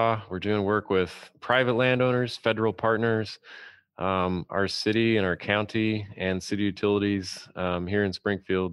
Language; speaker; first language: English; native; English